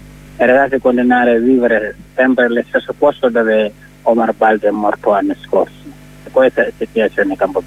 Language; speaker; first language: Italian; non-native, learner; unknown